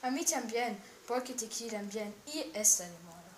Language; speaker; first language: Spanish; non-native, learner; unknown